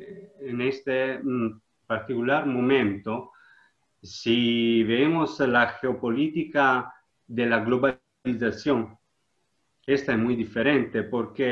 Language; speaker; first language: Spanish; non-native, learner; Italian